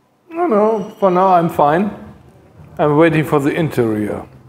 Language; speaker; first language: English; non-native, fluent; German